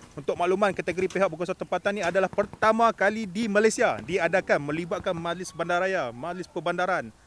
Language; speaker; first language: Malay; native; Malay